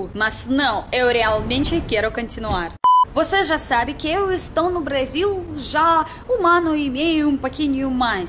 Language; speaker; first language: Portuguese; non-native, learner; Russian